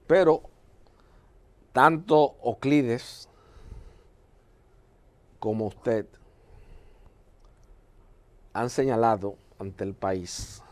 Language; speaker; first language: Spanish; native; Spanish